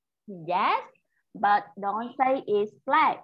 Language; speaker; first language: English; non-native, fluent; Vietnamese